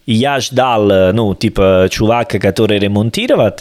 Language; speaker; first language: Russian; non-native, learner; Italian